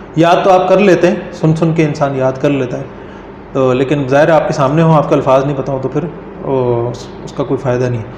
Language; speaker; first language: Urdu; native; Urdu